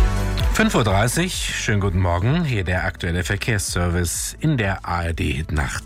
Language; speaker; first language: German; native; German